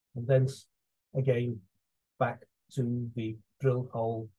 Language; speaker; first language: English; native; English